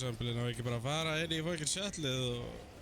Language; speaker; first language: Icelandic; native; Icelandic